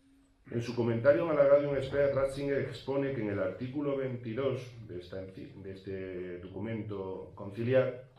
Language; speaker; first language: Spanish; native; Spanish